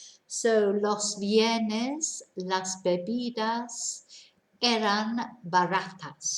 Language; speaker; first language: Spanish; non-native, fluent; English